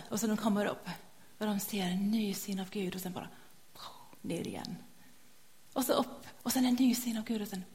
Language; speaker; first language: Swedish; non-native, fluent; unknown